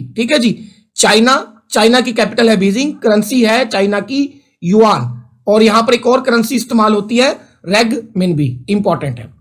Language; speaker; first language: Hindi; non-native, local second language; Punjabi